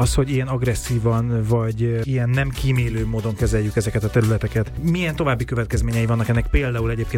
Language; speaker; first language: Hungarian; native; Hungarian